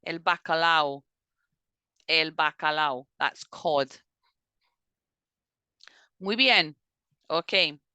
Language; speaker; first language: Spanish; non-native, fluent; English